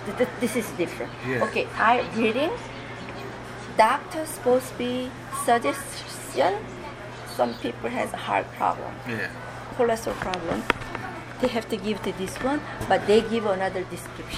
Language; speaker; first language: English; non-native, learner; Korean